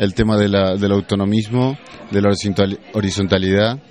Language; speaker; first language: Spanish; native; Spanish